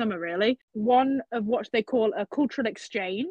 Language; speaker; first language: English; native; English